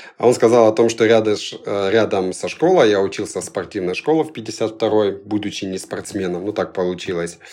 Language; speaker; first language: Russian; early bilingual, other home language; Georgian